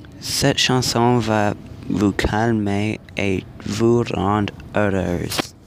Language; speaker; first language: French; non-native, learner; English